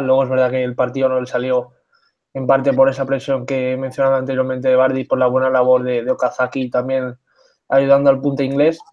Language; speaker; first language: Spanish; native; Spanish